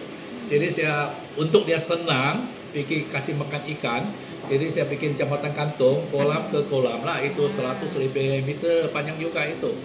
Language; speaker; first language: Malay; non-native, local second language; Hakka Chinese